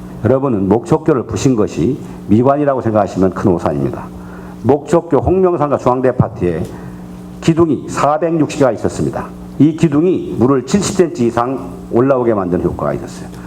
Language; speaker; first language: Korean; native; Korean